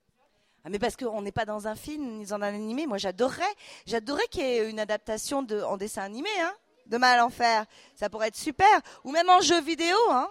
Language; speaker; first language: French; native; French